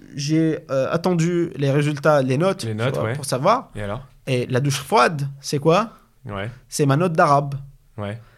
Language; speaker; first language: French; non-native, fluent; Arabic